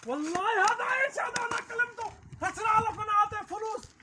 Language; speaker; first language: Arabic; non-native, learner; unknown